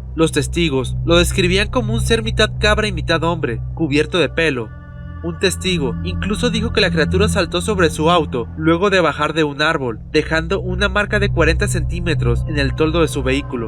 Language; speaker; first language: Spanish; native; Spanish